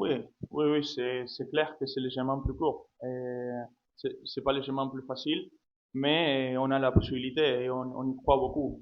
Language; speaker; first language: French; non-native, fluent; Spanish